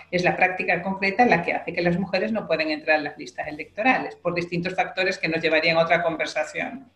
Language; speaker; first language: Spanish; native; Spanish